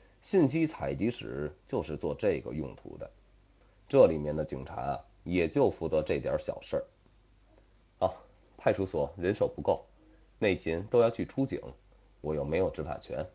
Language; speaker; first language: Chinese; native; Chinese